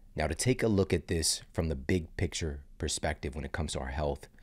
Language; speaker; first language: English; native; English